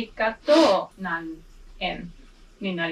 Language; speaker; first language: Japanese; non-native, learner; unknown